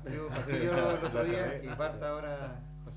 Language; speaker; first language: Spanish; native; Spanish